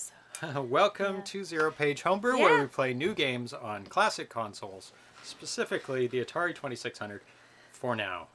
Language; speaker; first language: English; native; English